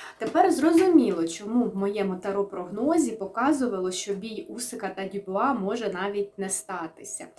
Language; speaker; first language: Ukrainian; non-native, local second language; Russian